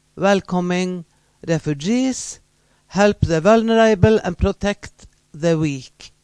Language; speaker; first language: English; non-native, fluent; Norwegian